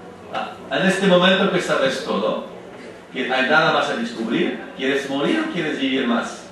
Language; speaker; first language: Spanish; non-native, fluent; French